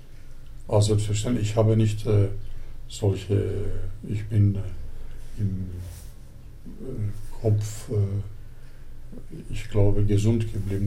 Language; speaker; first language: German; early bilingual, other home language; Turkish